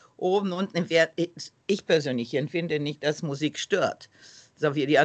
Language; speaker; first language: German; non-native, fluent; Romanian